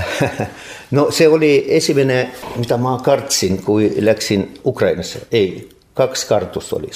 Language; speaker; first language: Estonian; non-native, local second language; Russian